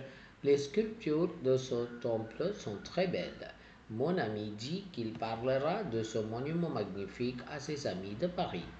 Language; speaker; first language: French; non-native, fluent; Tamil